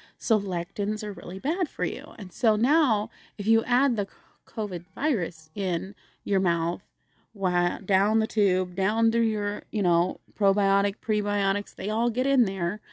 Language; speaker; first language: English; native; English